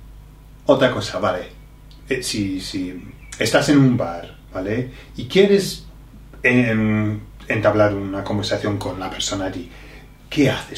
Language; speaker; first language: Spanish; non-native, fluent; English